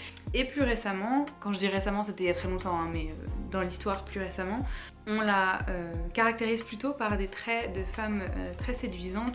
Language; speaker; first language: French; native; French